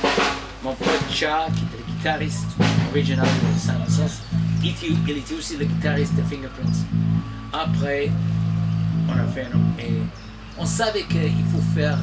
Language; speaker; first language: French; non-native, fluent; English